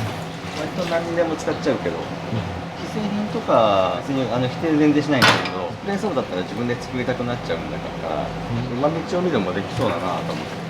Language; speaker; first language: Japanese; native; Japanese